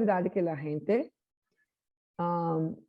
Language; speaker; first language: Spanish; non-native, learner; Portuguese